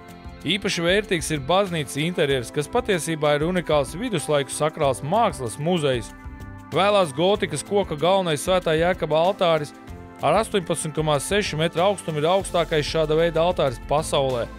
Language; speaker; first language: Latvian; native; Latvian